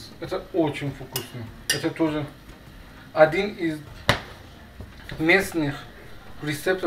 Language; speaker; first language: Russian; non-native, learner; Persian